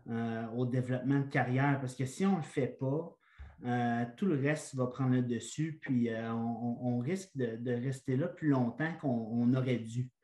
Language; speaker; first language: French; native; French